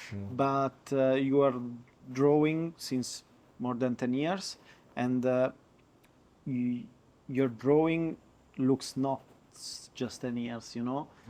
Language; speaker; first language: English; non-native, learner; Italian